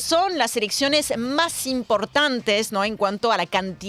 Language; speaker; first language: Spanish; native; Spanish